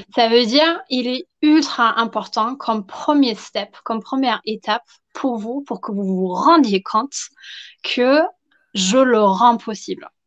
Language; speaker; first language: French; non-native, fluent; German